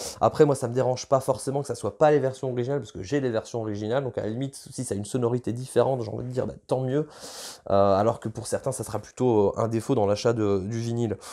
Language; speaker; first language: French; native; French